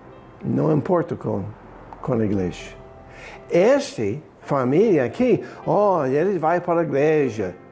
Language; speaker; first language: Portuguese; non-native, fluent; English